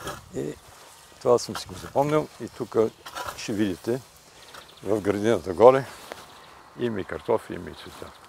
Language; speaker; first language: Bulgarian; early bilingual, heritage; Bulgarian